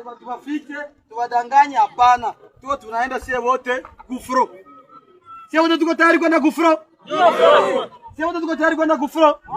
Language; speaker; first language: Swahili; native; Swahili